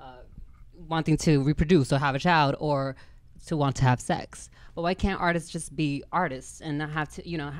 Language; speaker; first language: English; native; English